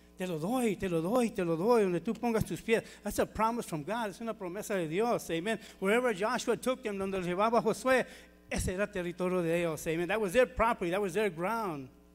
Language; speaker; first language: Spanish; early bilingual, heritage; Spanish